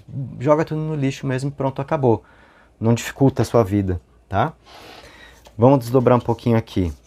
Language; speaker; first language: Portuguese; native; Portuguese